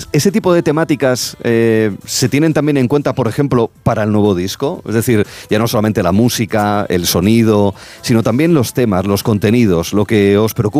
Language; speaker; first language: Spanish; native; Spanish